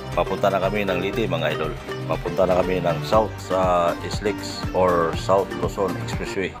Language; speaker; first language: Filipino; non-native, local second language; Waray